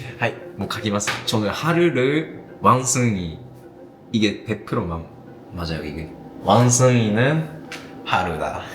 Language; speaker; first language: Korean; non-native, fluent; Japanese